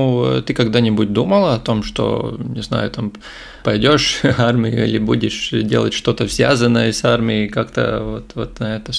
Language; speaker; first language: Ukrainian; non-native, learner; Russian